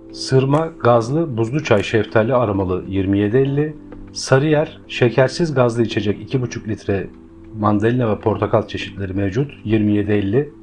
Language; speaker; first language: Turkish; native; Turkish